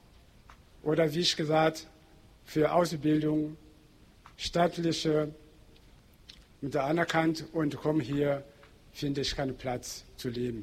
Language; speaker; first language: German; non-native, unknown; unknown